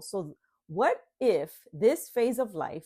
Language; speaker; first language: English; native; English